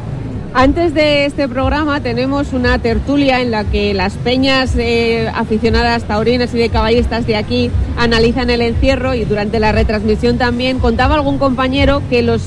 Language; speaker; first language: Spanish; native; Spanish